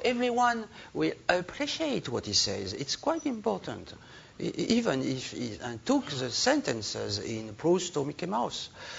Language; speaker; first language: English; non-native, learner; French